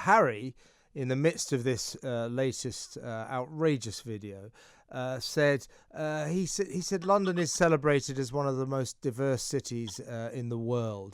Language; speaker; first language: English; native; English